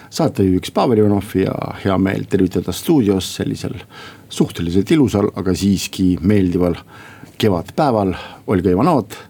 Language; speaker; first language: Estonian; non-native, local second language; Russian